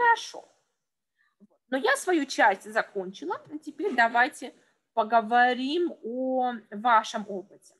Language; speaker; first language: Russian; native; Russian